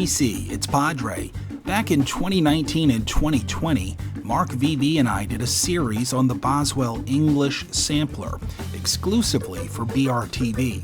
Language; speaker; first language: English; native; English